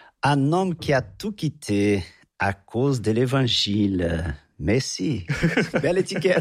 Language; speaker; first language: French; non-native, fluent; Portuguese